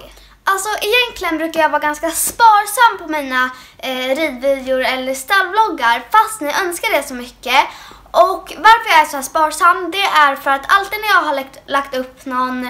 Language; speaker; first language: Swedish; native; Swedish